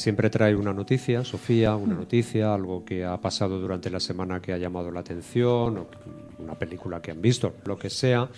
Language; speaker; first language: Spanish; native; Spanish